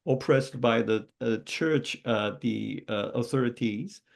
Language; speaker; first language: English; non-native, learner; Korean